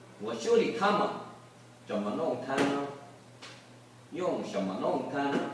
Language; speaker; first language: Chinese; non-native, learner; Korean